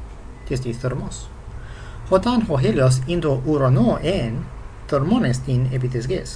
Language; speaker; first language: Greek; non-native, fluent; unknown